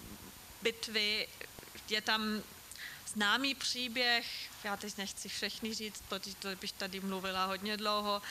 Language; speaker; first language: Czech; non-native, fluent; German